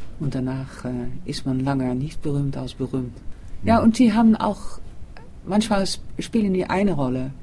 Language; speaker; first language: German; non-native, learner; Dutch